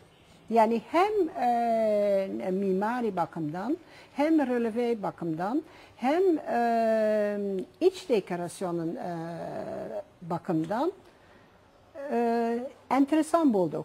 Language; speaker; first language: Turkish; non-native, fluent; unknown